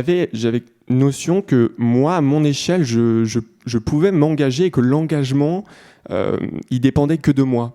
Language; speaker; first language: French; native; French